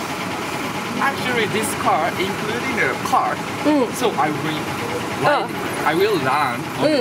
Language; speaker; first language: English; non-native, learner; Japanese